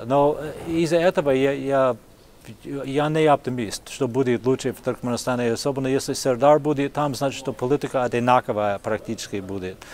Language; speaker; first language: Russian; non-native, fluent; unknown